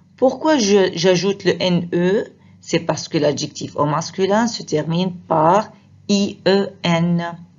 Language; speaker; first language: French; non-native, fluent; Arabic